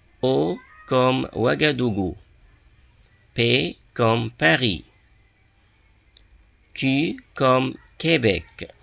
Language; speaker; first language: French; non-native, fluent; Arabic